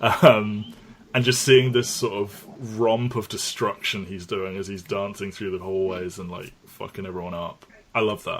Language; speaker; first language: English; native; English